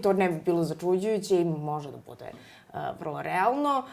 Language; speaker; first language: Serbian; native; Serbian